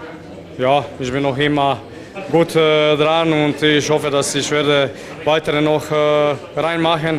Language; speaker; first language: German; non-native, fluent; Croatian